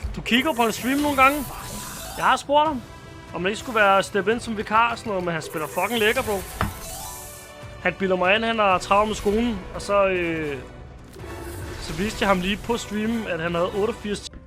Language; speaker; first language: Danish; native; Danish